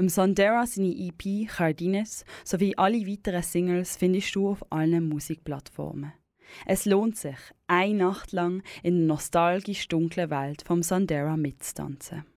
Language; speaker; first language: German; native; German